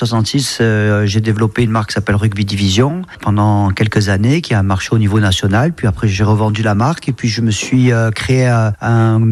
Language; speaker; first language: French; native; French